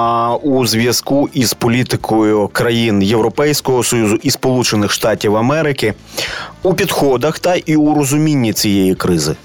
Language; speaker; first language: Ukrainian; native; Ukrainian